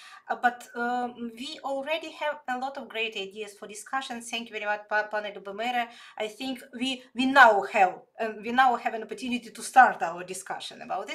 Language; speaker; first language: English; non-native, fluent; Ukrainian